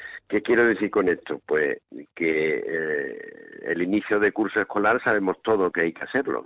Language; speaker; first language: Spanish; native; Spanish